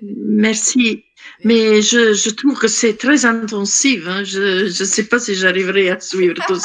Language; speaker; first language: French; non-native, fluent; Italian